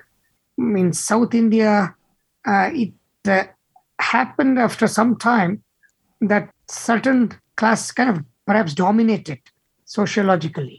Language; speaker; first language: English; non-native, local second language; Kannada